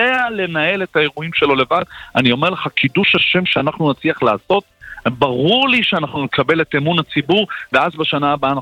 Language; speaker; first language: Hebrew; native; Hebrew